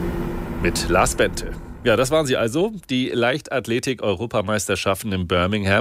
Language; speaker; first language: German; native; German